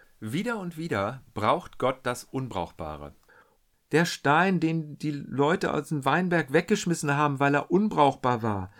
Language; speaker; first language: German; native; German